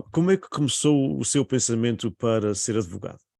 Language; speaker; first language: Portuguese; native; Portuguese